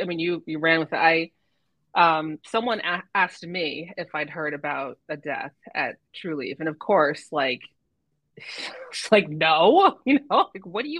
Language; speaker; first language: English; native; English